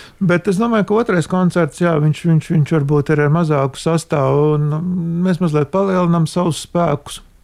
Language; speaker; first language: Latvian; native; Latvian